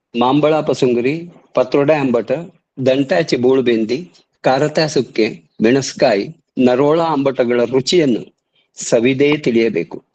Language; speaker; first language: Kannada; non-native, local second language; Marathi